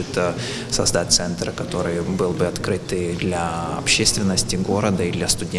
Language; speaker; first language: Ukrainian; non-native, fluent; Lithuanian